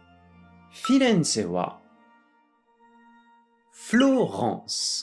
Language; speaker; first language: Japanese; non-native, fluent; French